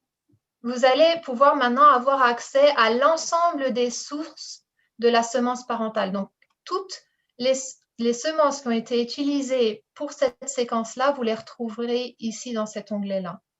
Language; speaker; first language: French; native; French